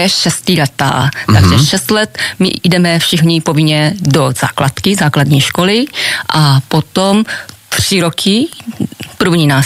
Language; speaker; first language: Czech; non-native, fluent; Japanese